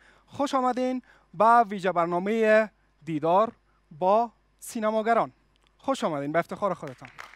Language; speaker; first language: Persian; native; Persian